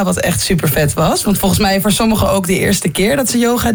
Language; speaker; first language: Dutch; native; Dutch